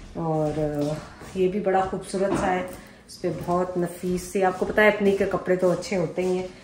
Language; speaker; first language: Urdu; native; Urdu